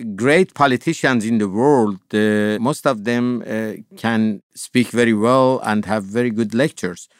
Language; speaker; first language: English; non-native, fluent; Persian